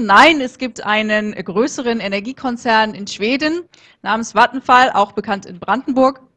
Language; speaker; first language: German; native; German